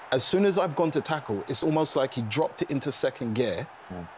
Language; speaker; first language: English; native; English